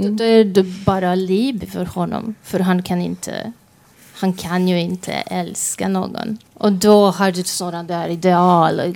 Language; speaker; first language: Swedish; non-native, fluent; Croatian